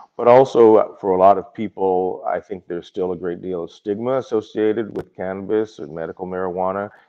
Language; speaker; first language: English; native; English